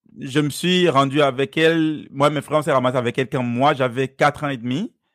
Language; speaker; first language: French; non-native, local second language; Fon